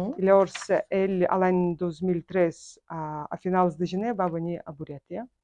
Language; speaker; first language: Catalan; non-native, fluent; Buriat